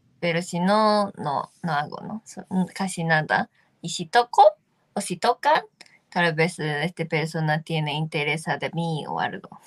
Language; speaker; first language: Spanish; non-native, learner; Japanese